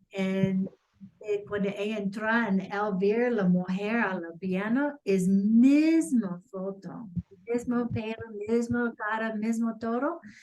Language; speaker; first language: Spanish; non-native, learner; English